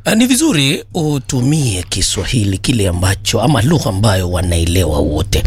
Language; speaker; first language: Swahili; non-native, local second language; Gusii